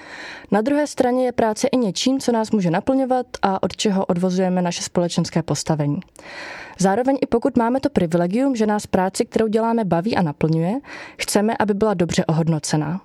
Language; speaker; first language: Czech; native; Czech